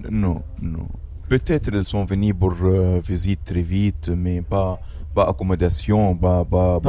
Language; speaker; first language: French; non-native, learner; Arabic